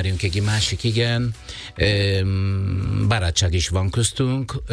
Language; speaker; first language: Hungarian; non-native, fluent; Italian